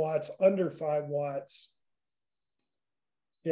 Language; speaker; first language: English; native; English